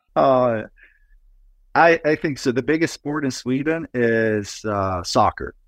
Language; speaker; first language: English; non-native, fluent; Swedish